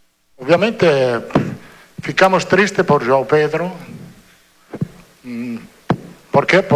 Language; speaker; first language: Portuguese; non-native, learner; Italian